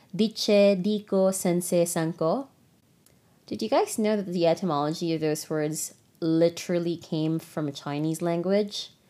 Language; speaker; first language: English; non-native, local second language; Filipino